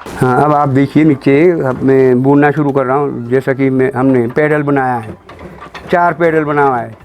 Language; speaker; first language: Hindi; non-native, local second language; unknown